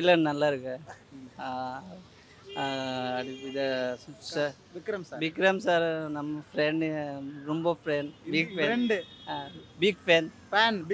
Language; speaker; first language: Tamil; non-native, learner; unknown